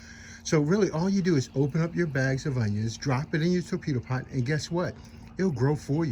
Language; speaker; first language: English; native; English